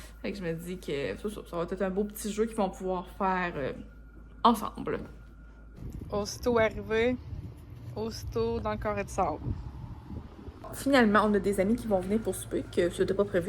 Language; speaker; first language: French; native; French